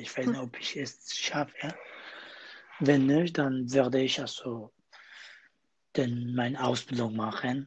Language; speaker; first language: German; non-native, learner; Kurdish